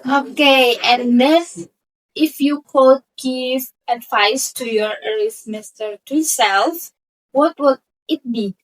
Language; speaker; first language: English; non-native, learner; Indonesian